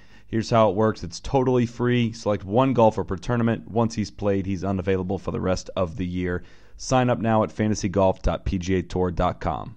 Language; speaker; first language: English; native; English